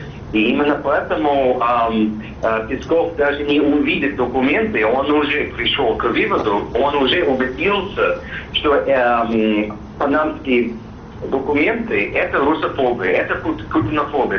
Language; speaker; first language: Russian; non-native, fluent; English